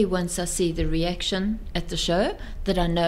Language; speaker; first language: English; native; English